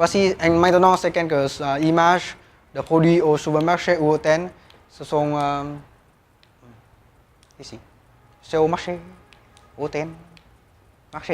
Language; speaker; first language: French; non-native, learner; Vietnamese